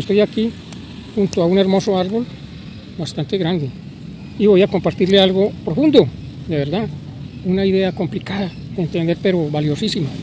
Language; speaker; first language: Spanish; native; Spanish